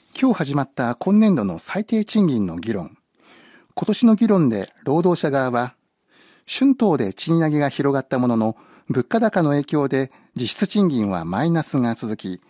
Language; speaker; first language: Japanese; native; Japanese